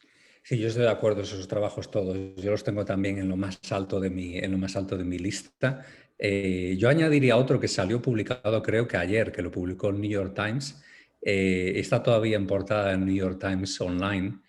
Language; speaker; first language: Spanish; native; Spanish